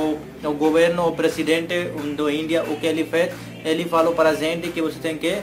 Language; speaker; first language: Portuguese; non-native, learner; Hindi